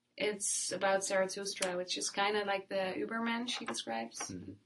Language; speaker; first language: English; non-native, fluent; Dutch